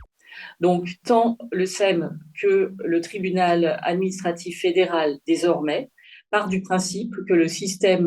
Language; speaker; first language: French; native; French